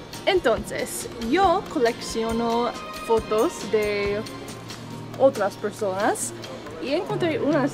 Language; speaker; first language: Spanish; non-native, fluent; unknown